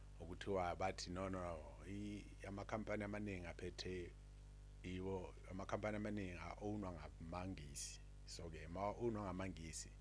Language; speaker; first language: Zulu; non-native, local second language; Xhosa